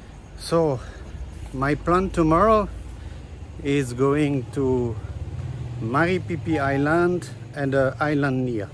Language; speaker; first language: English; non-native, learner; French